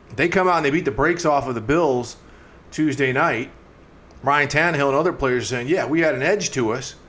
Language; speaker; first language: English; native; English